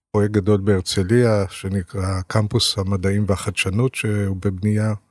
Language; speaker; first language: Hebrew; native; Hebrew